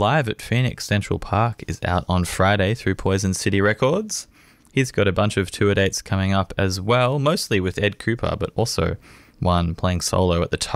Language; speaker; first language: English; native; English